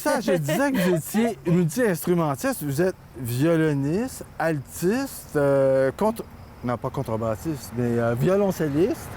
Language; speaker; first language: French; native; French